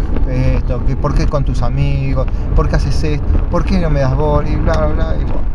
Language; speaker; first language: Spanish; native; Spanish